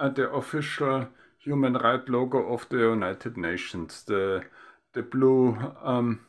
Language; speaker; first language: English; non-native, fluent; German